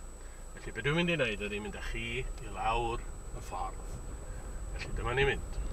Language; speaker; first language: Welsh; native; Welsh